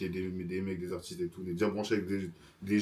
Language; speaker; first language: French; native; French